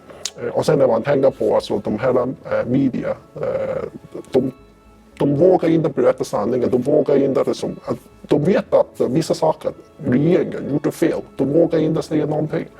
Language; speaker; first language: Swedish; non-native, fluent; Cantonese